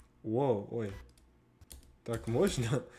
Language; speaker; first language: Russian; non-native, learner; English